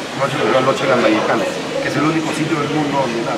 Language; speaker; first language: Spanish; native; Spanish